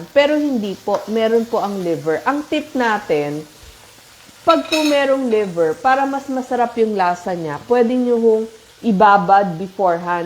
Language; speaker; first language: Filipino; native; Filipino